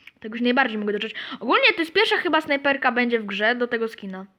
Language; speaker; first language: Polish; native; Polish